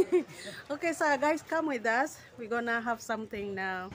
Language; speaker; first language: English; non-native, learner; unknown